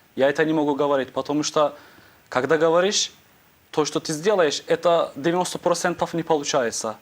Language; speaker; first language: Ukrainian; non-native, learner; Turkish